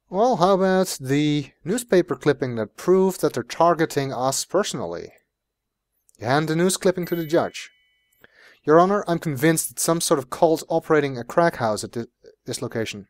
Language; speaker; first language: English; native; English